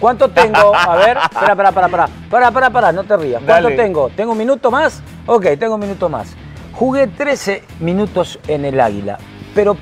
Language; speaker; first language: Spanish; native; Spanish